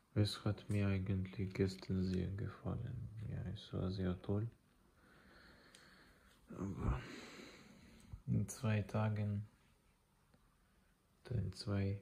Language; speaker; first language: German; non-native, fluent; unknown